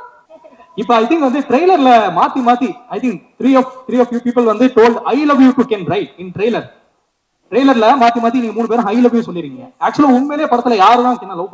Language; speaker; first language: Tamil; native; Tamil